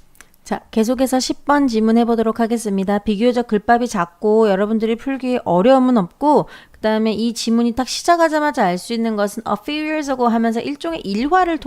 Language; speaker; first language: Korean; native; Korean